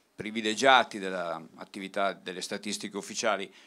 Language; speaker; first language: Italian; native; Italian